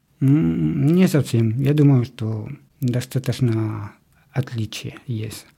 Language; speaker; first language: Russian; non-native, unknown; Spanish